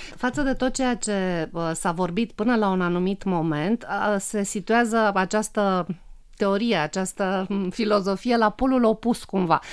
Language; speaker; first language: Romanian; native; Romanian